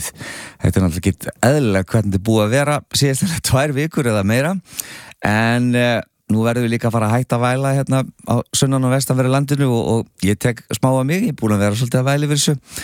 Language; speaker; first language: Icelandic; native; Icelandic